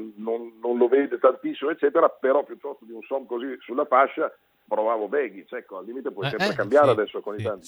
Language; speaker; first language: Italian; native; Italian